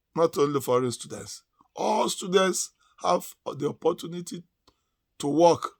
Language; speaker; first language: English; non-native, local second language; Yoruba